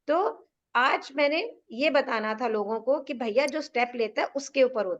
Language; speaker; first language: Hindi; native; Hindi